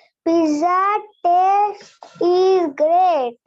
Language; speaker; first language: English; non-native, learner; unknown